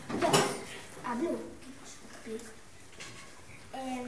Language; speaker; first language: English; non-native, learner; Spanish